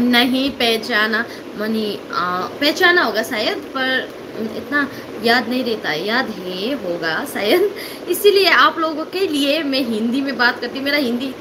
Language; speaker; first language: Hindi; non-native, learner; Nepali